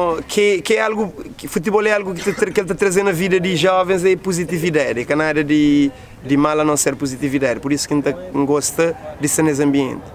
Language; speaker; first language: Portuguese; non-native, local second language; Kabuverdianu